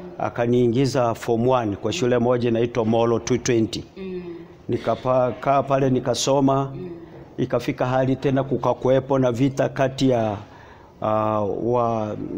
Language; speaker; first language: Swahili; non-native, local second language; Gusii